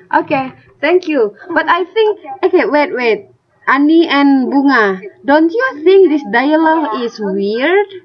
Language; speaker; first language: English; non-native, fluent; Indonesian